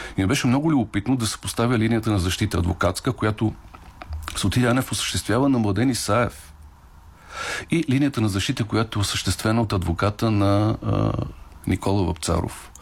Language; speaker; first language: Bulgarian; native; Bulgarian